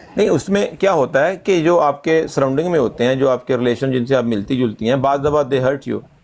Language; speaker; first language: Urdu; non-native, local second language; Punjabi